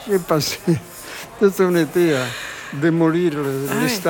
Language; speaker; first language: French; non-native, fluent; Italian